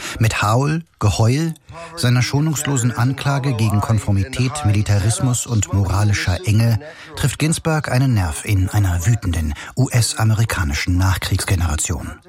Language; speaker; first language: German; native; German